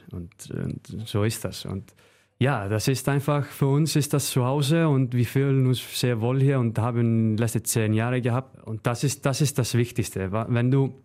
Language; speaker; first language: German; non-native, fluent; Icelandic